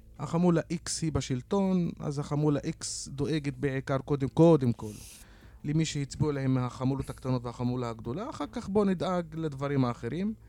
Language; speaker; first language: Hebrew; non-native, local second language; Arabic